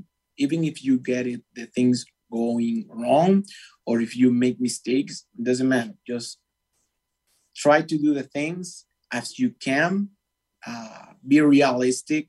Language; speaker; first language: English; non-native, fluent; Spanish